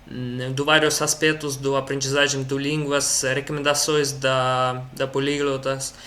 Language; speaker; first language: Portuguese; non-native, learner; Russian